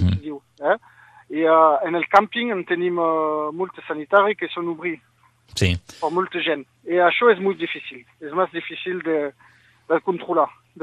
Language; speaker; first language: Catalan; non-native, local second language; French